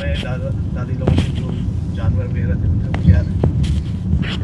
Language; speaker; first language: Hindi; native; Hindi